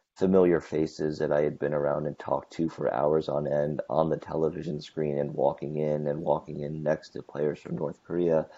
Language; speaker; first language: English; native; English